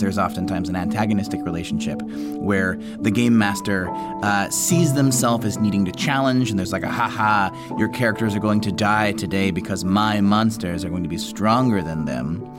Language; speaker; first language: English; native; English